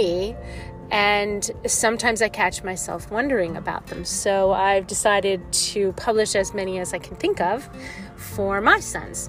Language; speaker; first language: English; native; English